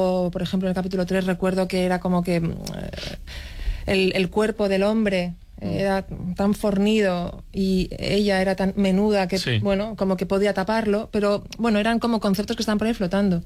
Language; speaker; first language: Spanish; native; Spanish